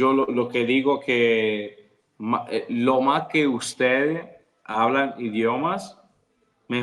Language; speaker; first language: Spanish; non-native, fluent; Italian